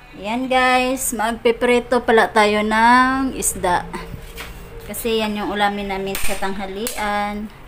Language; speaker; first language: Filipino; non-native, local second language; Cebuano